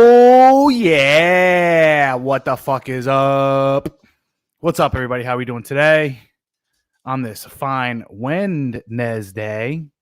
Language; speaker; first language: English; native; English